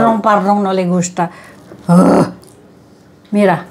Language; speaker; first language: Spanish; non-native, learner; Indonesian